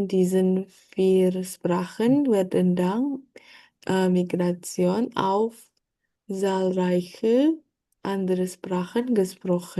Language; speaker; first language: German; non-native, learner; Indonesian